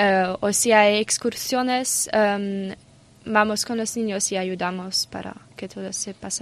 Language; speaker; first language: Spanish; non-native, learner; German